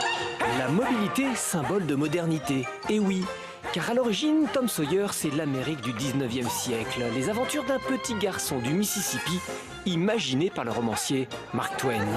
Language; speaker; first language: French; native; French